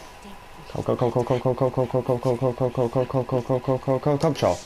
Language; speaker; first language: German; native; German